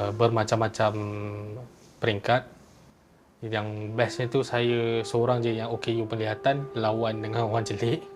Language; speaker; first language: Malay; non-native, local second language; Chinese